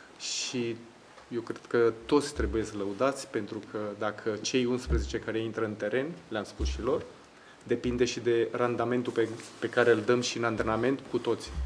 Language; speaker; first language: Romanian; non-native, fluent; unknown